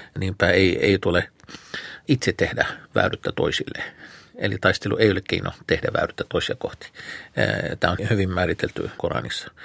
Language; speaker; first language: Finnish; non-native, fluent; Arabic